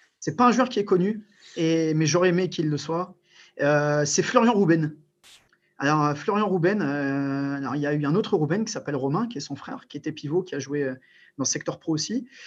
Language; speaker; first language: French; early bilingual, other home language; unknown